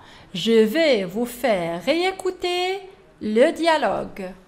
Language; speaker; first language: French; non-native, local second language; Arabic